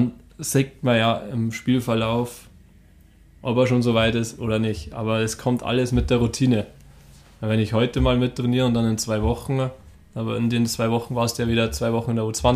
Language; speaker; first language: German; native; German